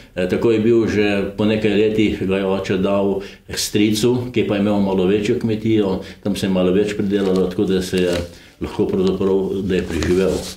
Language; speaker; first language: Slovenian; native; Slovenian